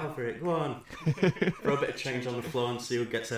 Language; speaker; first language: English; native; English